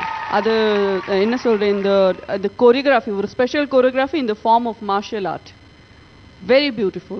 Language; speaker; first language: Tamil; non-native, local second language; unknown